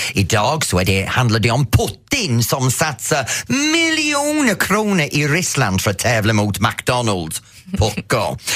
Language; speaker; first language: Swedish; non-native, fluent; English